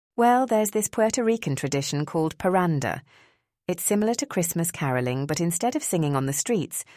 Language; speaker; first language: English; early bilingual, other home language; Spanish